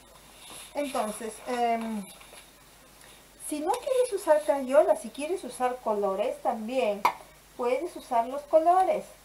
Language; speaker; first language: Spanish; native; Spanish